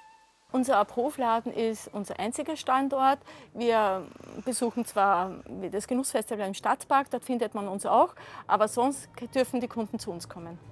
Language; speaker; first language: German; native; German